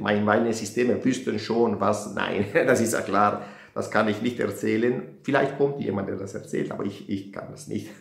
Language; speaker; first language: German; non-native, fluent; Italian